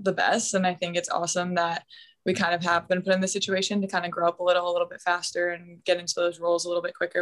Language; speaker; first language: English; native; English